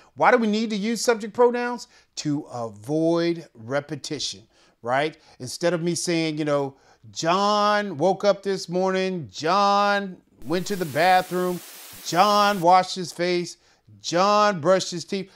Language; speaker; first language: English; native; English